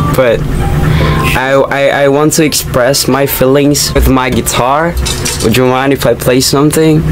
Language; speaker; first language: English; non-native, local second language; Filipino